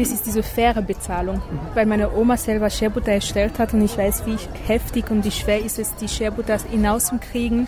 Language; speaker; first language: German; non-native, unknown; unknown